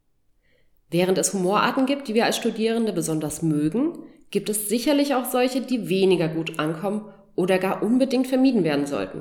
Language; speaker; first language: German; native; German